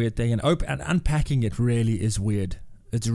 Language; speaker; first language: English; native; English